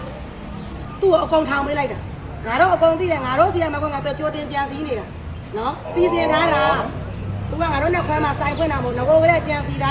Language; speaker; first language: Burmese; native; Burmese